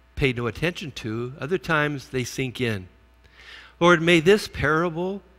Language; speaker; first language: English; native; English